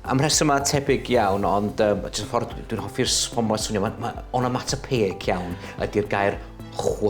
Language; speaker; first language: Welsh; native; Welsh